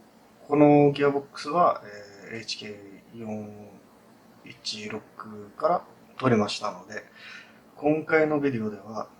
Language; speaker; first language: Japanese; non-native, fluent; English